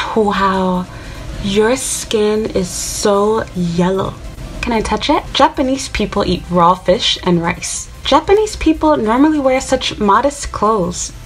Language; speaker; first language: English; native; English